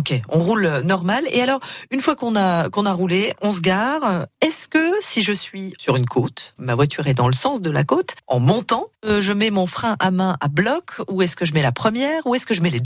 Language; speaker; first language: French; native; French